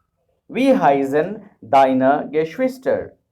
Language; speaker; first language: German; non-native, learner; Urdu